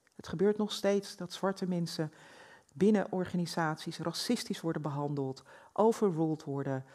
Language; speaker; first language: Dutch; native; Dutch